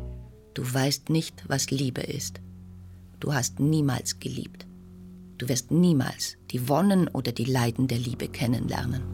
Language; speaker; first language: German; non-native, fluent; Danish